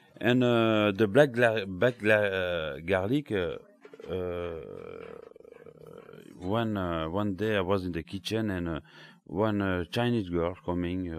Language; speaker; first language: English; non-native, learner; French